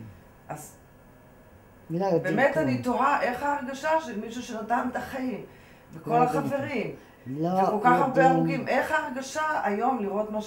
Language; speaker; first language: Hebrew; native; Hebrew